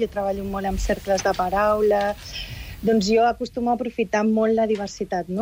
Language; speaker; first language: Catalan; native; Catalan